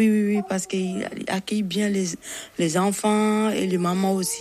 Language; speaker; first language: French; non-native, learner; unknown